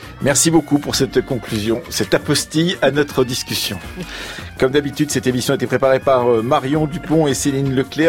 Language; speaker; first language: French; native; French